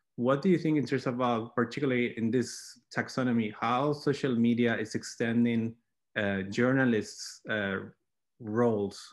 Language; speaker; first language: English; non-native, fluent; Spanish